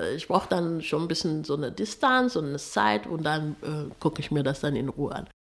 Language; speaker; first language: German; early bilingual, other home language; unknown